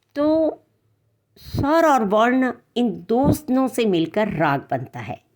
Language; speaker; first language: Hindi; native; Hindi